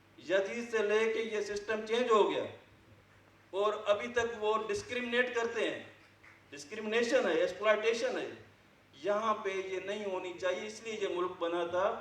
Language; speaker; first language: Urdu; non-native, local second language; Sindhi